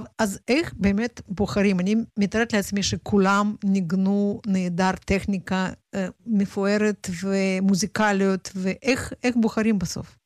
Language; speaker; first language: Hebrew; non-native, fluent; Russian